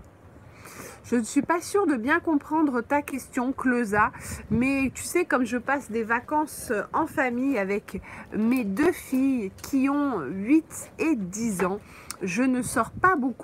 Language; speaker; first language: French; native; French